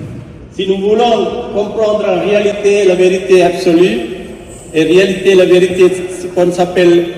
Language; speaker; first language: French; non-native, fluent; Sinhala